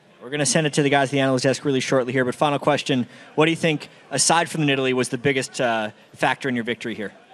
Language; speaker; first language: English; native; English